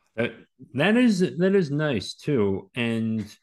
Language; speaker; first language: English; native; English